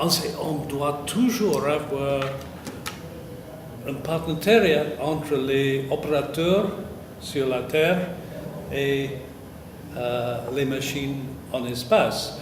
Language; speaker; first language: French; non-native, fluent; English